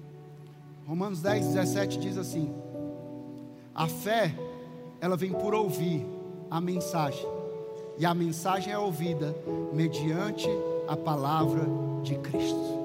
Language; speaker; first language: Portuguese; native; Portuguese